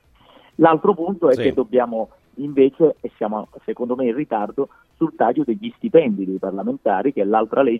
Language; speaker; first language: Italian; native; Italian